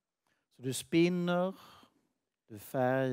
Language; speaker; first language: Swedish; native; Swedish